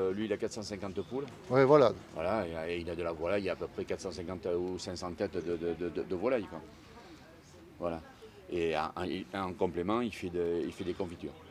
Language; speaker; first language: French; native; French